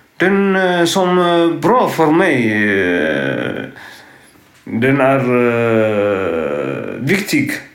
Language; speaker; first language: Swedish; non-native, learner; Tigrinya